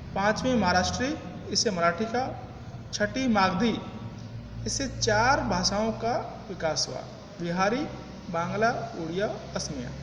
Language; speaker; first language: Hindi; native; Hindi